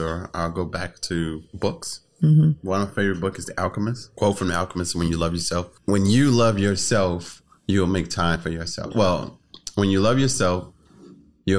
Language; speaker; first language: English; native; English